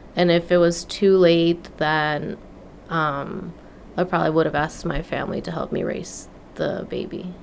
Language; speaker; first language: English; non-native, fluent; Spanish